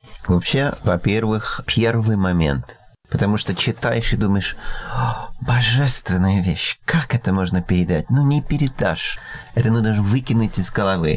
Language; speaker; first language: Russian; non-native, fluent; English